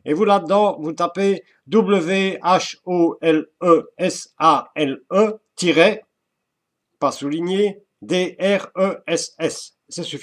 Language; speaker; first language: French; native; French